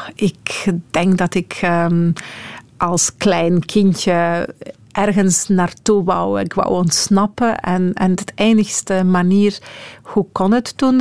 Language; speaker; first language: Dutch; non-native, fluent; Polish